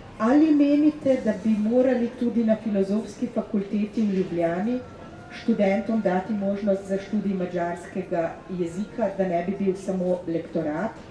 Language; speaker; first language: Slovenian; native; Slovenian